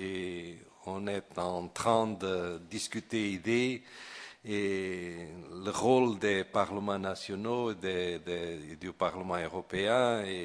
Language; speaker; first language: French; non-native, fluent; Portuguese